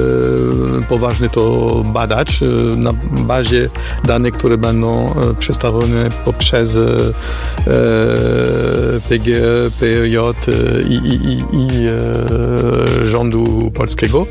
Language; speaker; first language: Polish; non-native, fluent; French